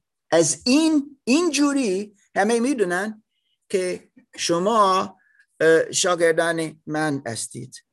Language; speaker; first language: Persian; non-native, learner; German